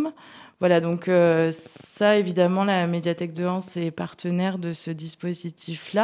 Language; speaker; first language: French; native; French